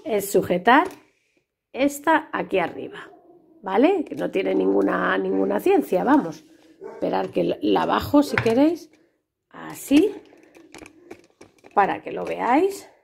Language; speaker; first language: Spanish; native; Spanish